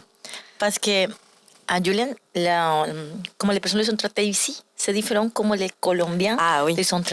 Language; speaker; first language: French; non-native, learner; Spanish